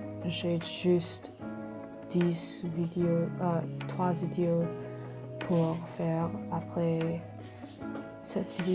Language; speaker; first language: French; non-native, learner; English